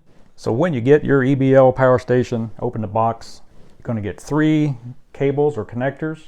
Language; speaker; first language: English; native; English